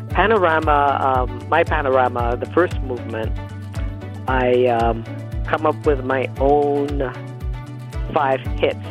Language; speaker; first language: English; native; English